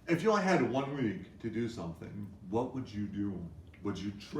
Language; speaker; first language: English; native; English